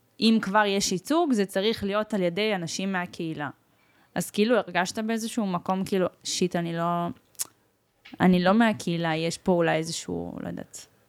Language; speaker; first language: Hebrew; early bilingual, other home language; Russian